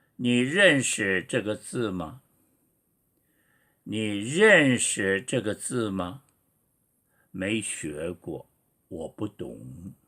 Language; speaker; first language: Chinese; non-native, fluent; Korean